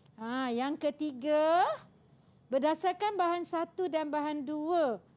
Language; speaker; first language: Malay; native; Malay